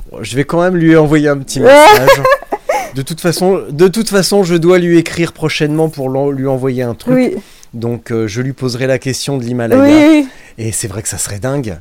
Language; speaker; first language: French; native; French